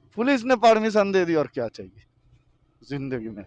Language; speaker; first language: Hindi; non-native, local second language; Bangla